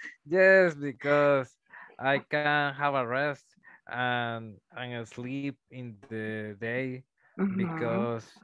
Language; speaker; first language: English; non-native, learner; Spanish